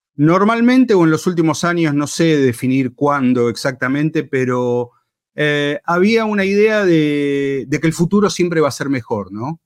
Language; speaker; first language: Spanish; native; Spanish